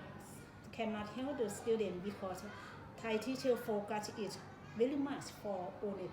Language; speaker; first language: English; non-native, learner; Thai